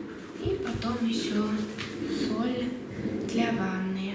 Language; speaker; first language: Russian; early bilingual, heritage; Russian